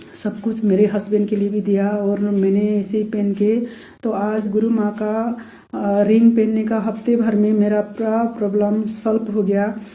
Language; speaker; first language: Hindi; non-native, local second language; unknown